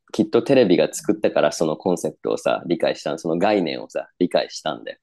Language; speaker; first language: Japanese; native; Japanese